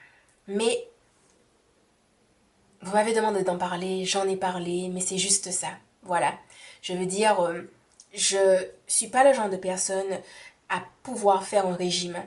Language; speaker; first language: French; native; French